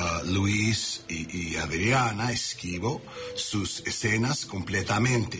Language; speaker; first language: Spanish; non-native, learner; English